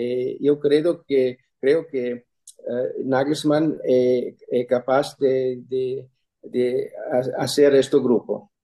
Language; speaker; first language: Spanish; non-native, fluent; German